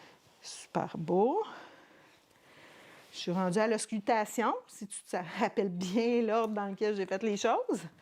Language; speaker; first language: French; native; French